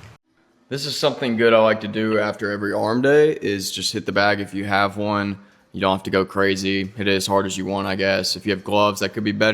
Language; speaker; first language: English; native; English